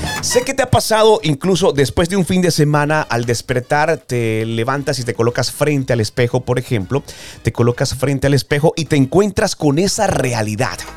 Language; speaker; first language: Spanish; native; Spanish